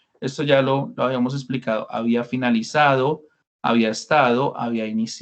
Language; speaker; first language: Spanish; non-native, fluent; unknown